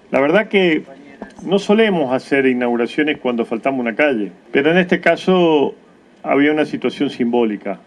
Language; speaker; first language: Spanish; native; Spanish